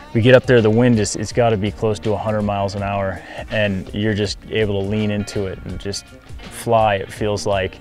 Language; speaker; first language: English; native; English